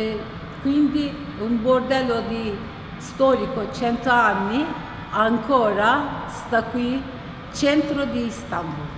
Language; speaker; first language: Italian; non-native, learner; Turkish